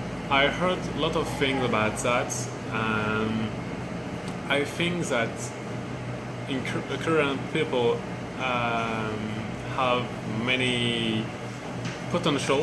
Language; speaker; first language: English; non-native, learner; French